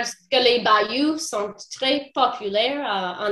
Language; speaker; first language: French; non-native, fluent; English